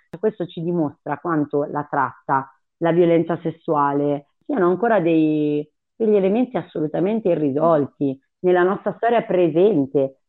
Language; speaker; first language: Italian; early bilingual, other home language; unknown